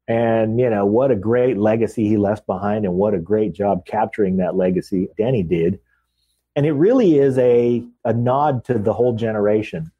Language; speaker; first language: English; native; English